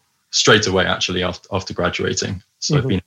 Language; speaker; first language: English; native; English